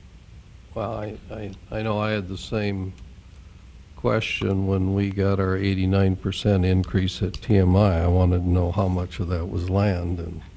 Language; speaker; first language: English; native; English